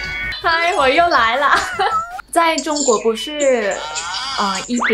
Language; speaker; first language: Chinese; non-native, fluent; Thai